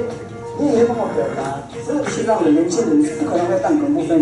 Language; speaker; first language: Chinese; non-native, fluent; Tibetan